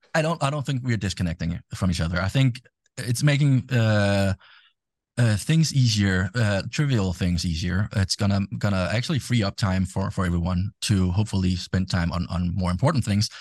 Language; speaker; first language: English; non-native, fluent; Danish